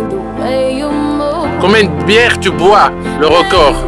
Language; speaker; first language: French; native; French